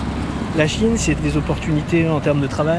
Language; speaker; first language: French; native; French